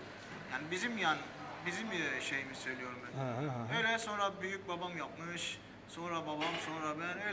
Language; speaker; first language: Turkish; early bilingual, heritage; Armenian